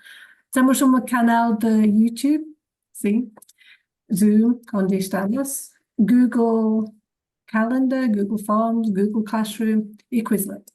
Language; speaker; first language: Portuguese; non-native, learner; English